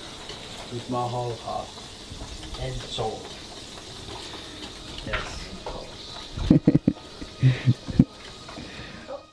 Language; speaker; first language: English; non-native, learner; Kalaallisut